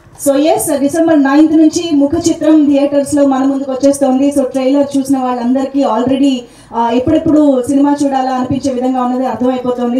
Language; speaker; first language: Telugu; native; Telugu